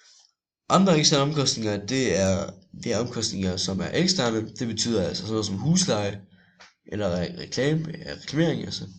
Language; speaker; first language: Danish; native; Danish